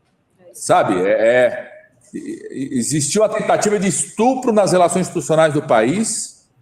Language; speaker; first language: Portuguese; native; Portuguese